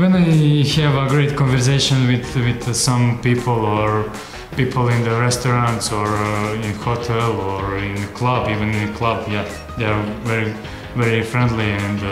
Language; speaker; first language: English; non-native, fluent; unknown